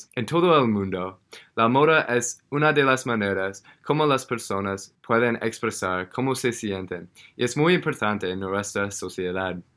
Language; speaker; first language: Spanish; non-native, learner; English